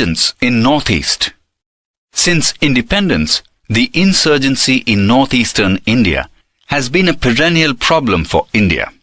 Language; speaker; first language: English; non-native, local second language; Gujarati